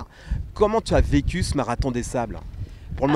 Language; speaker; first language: French; native; French